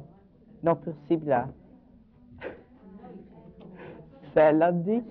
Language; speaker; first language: French; non-native, learner; English